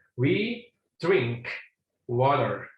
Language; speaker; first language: English; non-native, fluent; Indonesian